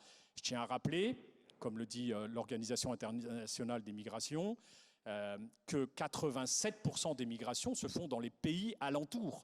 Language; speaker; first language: French; native; French